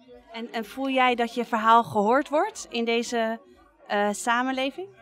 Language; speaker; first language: Dutch; native; Dutch